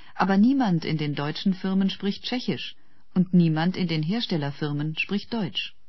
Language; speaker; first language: German; native; German